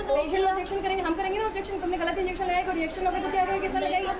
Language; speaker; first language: Hindi; native; Hindi